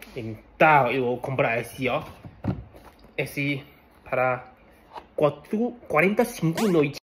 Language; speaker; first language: Portuguese; non-native, learner; Malay